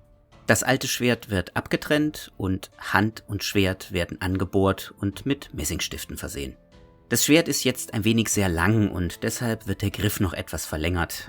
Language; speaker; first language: German; native; German